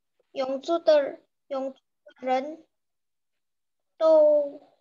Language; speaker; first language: Chinese; non-native, learner; Indonesian